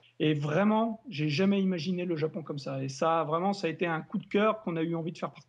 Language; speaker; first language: French; native; French